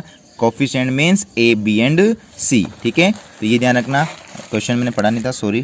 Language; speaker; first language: Hindi; native; Hindi